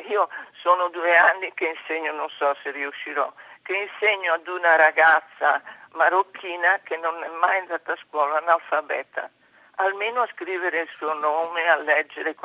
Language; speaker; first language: Italian; native; Italian